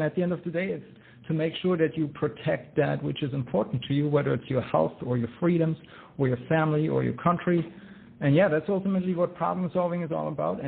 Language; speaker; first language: English; non-native, fluent; German